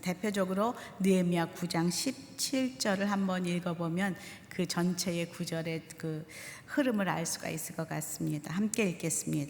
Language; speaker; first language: Korean; native; Korean